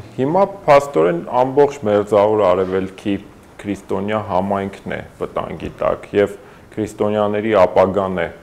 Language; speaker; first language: Armenian; native; Armenian